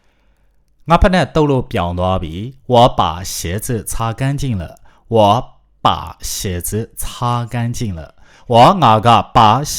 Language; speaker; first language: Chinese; non-native, fluent; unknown